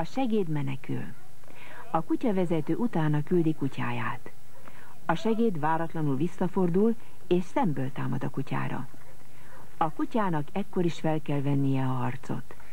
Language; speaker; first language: Hungarian; native; Hungarian